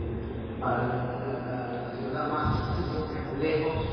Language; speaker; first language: Spanish; non-native, learner; Chinese